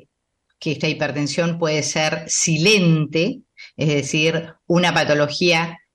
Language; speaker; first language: Spanish; native; Spanish